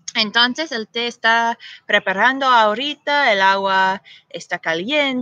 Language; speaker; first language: Spanish; non-native, fluent; English